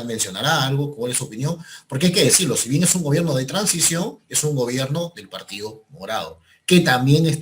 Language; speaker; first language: Spanish; native; Spanish